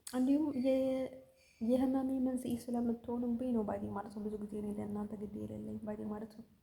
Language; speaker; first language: Amharic; early bilingual, heritage; Amharic